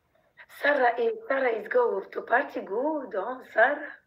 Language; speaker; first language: English; non-native, learner; Arabic